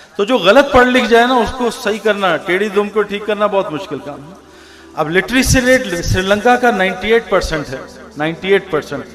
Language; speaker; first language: Urdu; native; Urdu